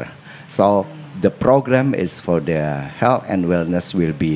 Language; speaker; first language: English; non-native, learner; Indonesian